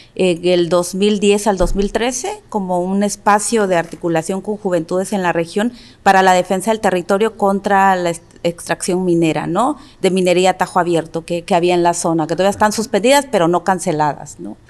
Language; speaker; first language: Spanish; non-native, local second language; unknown